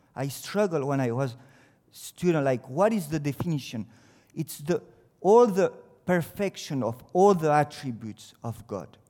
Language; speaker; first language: English; non-native, fluent; French